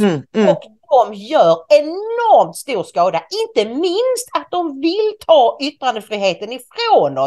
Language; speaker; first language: Swedish; native; Swedish